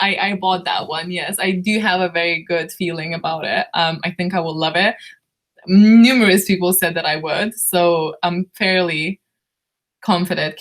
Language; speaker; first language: English; non-native, fluent; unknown